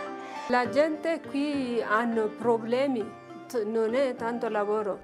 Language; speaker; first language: Italian; non-native, learner; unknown